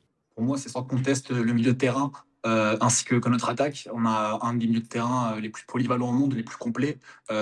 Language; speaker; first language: French; early bilingual, other home language; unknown